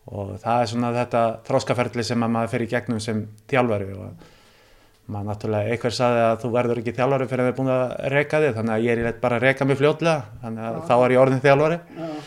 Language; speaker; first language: Icelandic; native; Icelandic